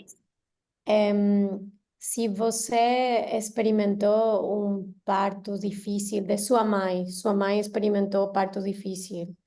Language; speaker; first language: Portuguese; non-native, learner; Spanish